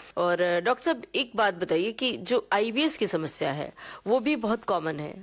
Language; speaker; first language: Hindi; native; Hindi